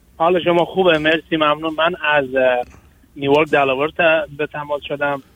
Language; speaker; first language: Persian; native; Persian